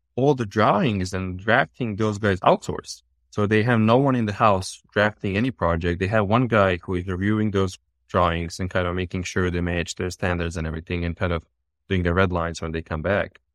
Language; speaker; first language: English; non-native, fluent; Bosnian